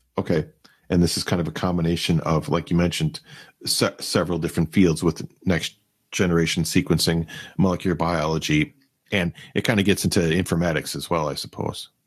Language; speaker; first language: English; native; English